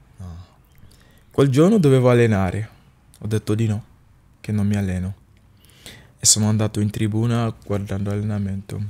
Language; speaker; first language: Italian; non-native, fluent; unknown